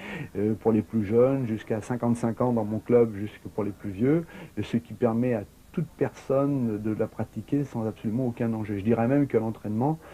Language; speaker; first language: French; native; French